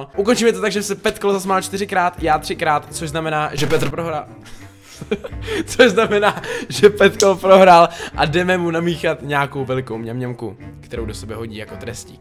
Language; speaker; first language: Czech; native; Czech